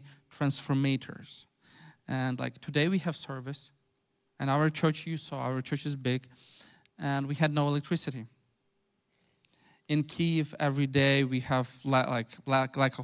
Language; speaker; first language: English; non-native, fluent; Ukrainian